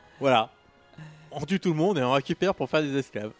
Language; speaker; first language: French; native; French